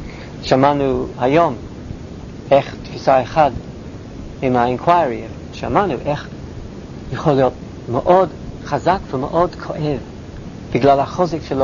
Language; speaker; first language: Hebrew; non-native, fluent; English